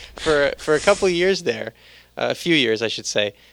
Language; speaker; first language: English; native; English